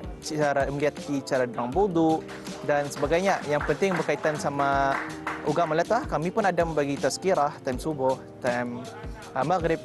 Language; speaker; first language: Malay; native; Malay